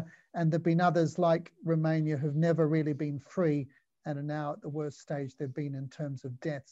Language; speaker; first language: English; native; English